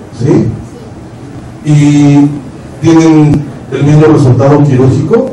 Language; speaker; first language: Spanish; native; Spanish